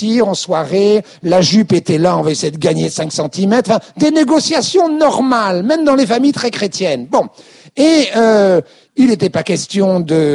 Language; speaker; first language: French; native; French